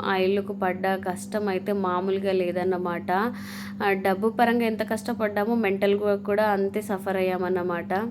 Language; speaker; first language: Telugu; non-native, local second language; Lambadi